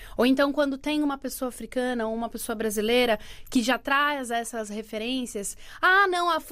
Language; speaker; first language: Portuguese; native; Portuguese